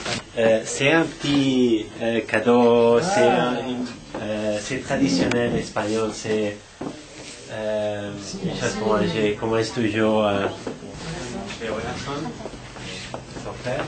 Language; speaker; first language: French; non-native, fluent; Spanish